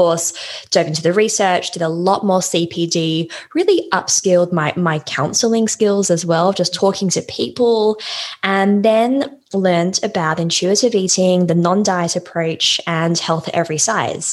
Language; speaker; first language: English; native; English